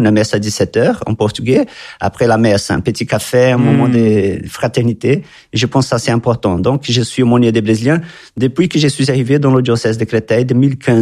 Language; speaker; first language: French; non-native, fluent; Portuguese